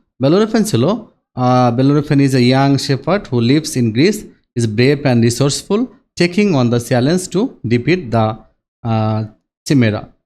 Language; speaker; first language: English; non-native, local second language; Bangla